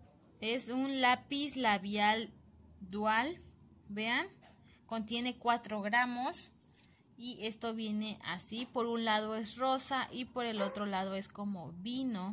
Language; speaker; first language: Spanish; native; Spanish